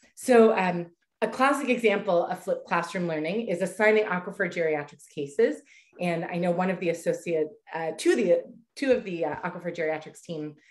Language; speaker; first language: English; native; English